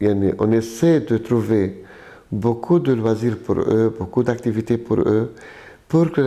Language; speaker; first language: French; non-native, local second language; Arabic